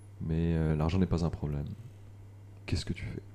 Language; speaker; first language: French; native; French